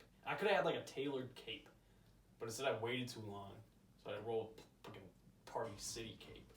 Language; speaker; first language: English; native; English